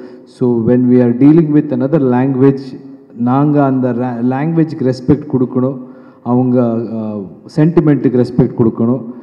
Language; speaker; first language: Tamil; non-native, learner; Kannada